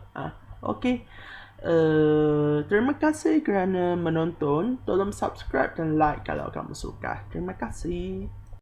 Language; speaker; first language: Malay; non-native, local second language; Chinese